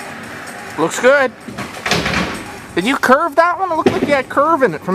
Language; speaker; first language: English; native; English